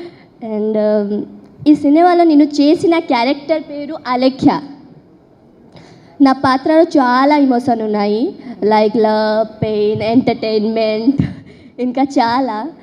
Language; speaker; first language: Telugu; early bilingual, heritage; Telugu